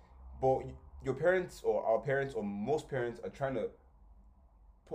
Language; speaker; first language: English; non-native, local second language; Yoruba